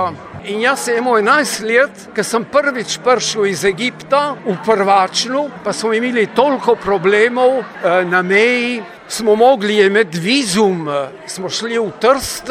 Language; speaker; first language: Slovenian; early bilingual, heritage; Slovenian